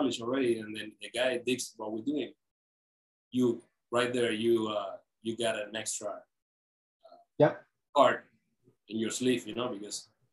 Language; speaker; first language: English; non-native, fluent; Spanish